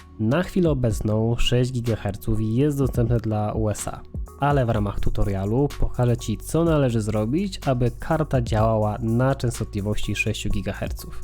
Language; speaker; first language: Polish; native; Polish